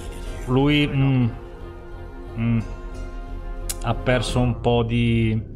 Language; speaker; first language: Italian; native; Italian